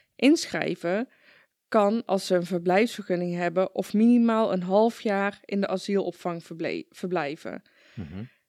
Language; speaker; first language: Dutch; early bilingual, other home language; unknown